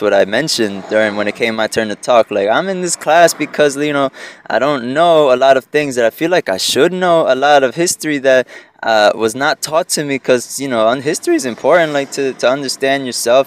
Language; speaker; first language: English; early bilingual, other home language; Spanish